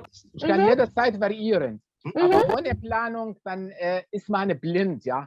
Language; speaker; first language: German; non-native, fluent; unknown